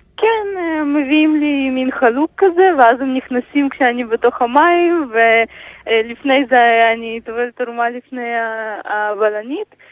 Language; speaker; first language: Hebrew; early bilingual, other home language; Russian